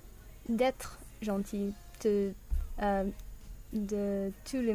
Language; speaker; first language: French; non-native, learner; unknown